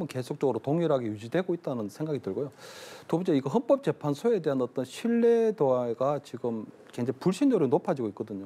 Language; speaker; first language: Korean; native; Korean